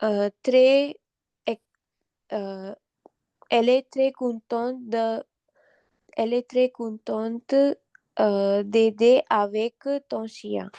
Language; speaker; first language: French; non-native, learner; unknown